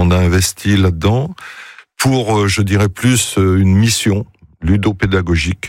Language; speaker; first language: French; native; French